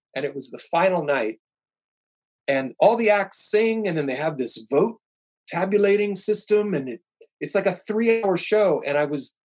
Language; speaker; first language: English; native; English